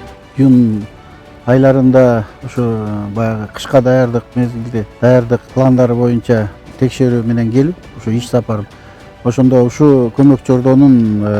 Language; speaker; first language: Kyrgyz; native; Kyrgyz